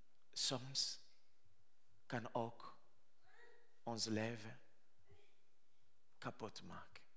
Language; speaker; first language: Dutch; non-native, learner; Rundi